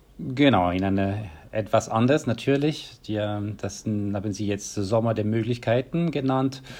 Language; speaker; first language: German; non-native, fluent; French